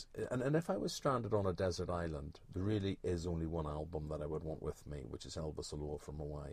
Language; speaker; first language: English; native; English